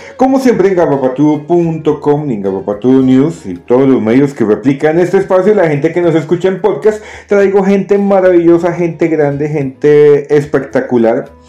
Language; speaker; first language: Spanish; native; Spanish